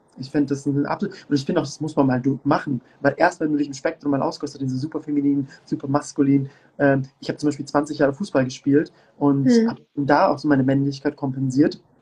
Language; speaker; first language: German; early bilingual, other home language; Turkish